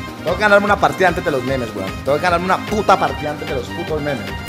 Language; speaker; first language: Spanish; native; Spanish